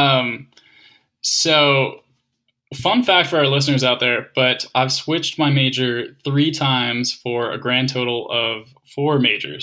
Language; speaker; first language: English; native; English